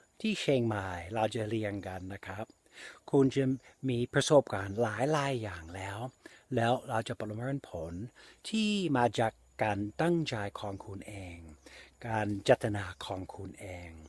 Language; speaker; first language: Thai; non-native, fluent; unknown